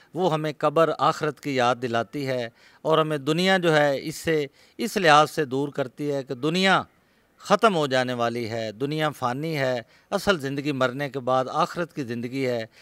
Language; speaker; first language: Urdu; non-native, local second language; Punjabi